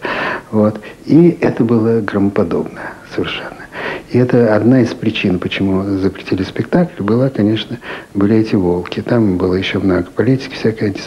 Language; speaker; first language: Russian; native; Russian